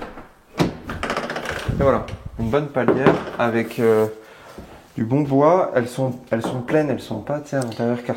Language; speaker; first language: French; native; French